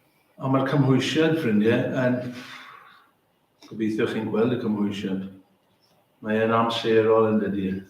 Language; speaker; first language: Welsh; native; Welsh